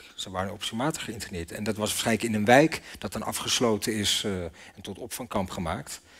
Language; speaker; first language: Dutch; native; Dutch